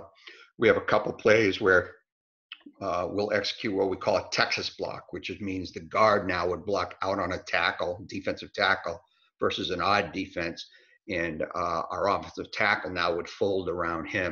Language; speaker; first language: English; native; English